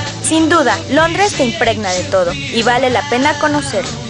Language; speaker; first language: Spanish; native; Spanish